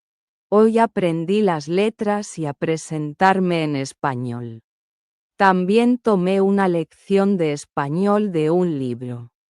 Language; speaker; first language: Spanish; non-native, learner; Arabic